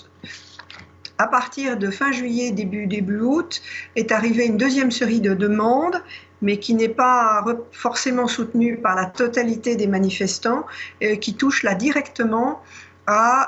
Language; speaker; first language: French; native; French